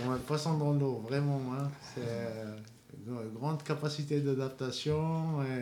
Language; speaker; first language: French; non-native, local second language; Kabyle